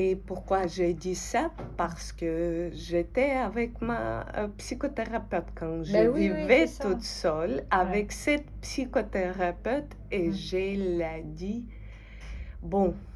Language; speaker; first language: French; non-native, fluent; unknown